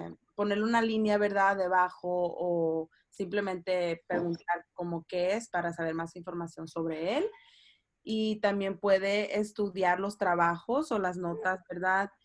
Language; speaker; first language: Spanish; early bilingual, heritage; Spanish